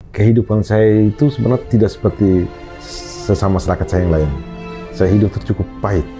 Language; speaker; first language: Indonesian; non-native, local second language; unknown